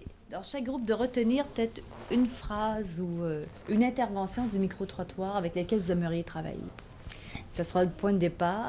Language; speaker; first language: French; native; French